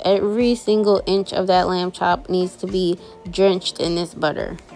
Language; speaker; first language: English; native; English